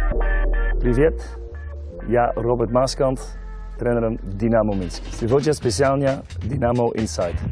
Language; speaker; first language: Russian; non-native, learner; Dutch